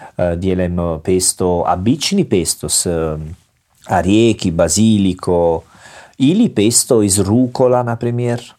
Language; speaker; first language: Russian; non-native, fluent; Italian